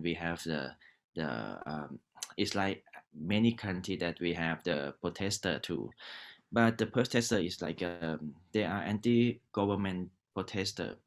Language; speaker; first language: English; non-native, learner; Thai